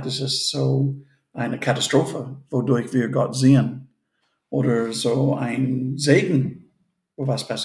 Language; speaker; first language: German; non-native, fluent; English